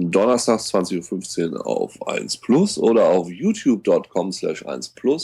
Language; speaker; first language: German; native; German